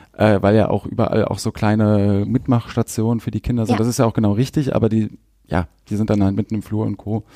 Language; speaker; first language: German; native; German